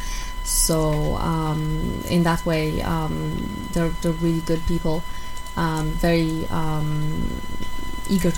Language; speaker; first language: English; non-native, fluent; Polish